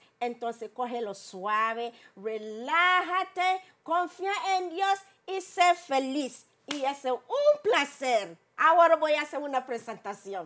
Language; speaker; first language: Spanish; non-native, learner; English